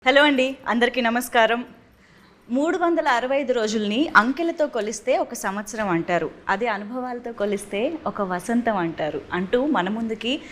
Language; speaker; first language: Telugu; native; Telugu